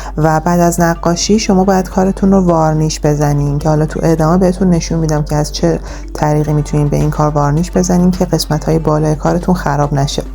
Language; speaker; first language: Persian; native; Persian